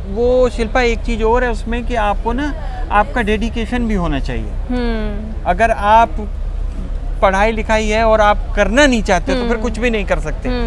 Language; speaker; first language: Hindi; native; Hindi